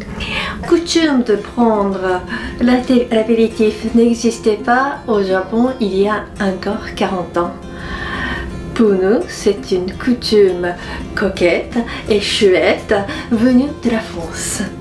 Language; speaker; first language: French; non-native, fluent; Japanese